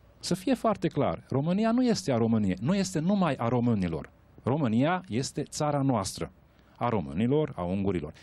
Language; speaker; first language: Romanian; non-native, local second language; Hungarian